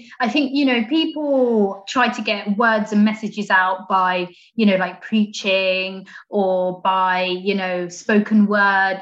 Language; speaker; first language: English; native; English